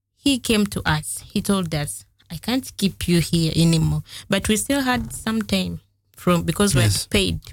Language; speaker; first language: English; non-native, local second language; Ganda